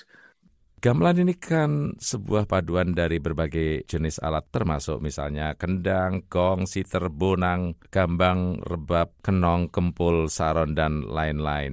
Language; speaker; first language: Indonesian; native; Indonesian